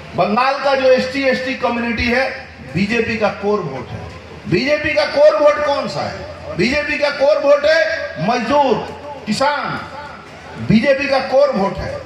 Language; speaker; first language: Hindi; native; Hindi